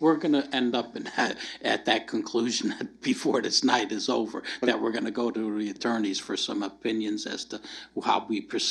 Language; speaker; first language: English; native; English